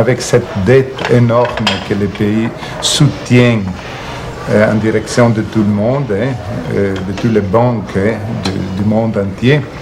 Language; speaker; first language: French; non-native, fluent; Portuguese